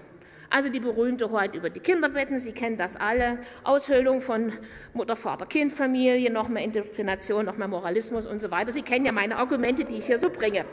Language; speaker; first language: German; native; German